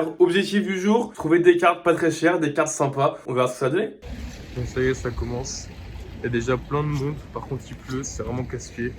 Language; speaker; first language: French; native; French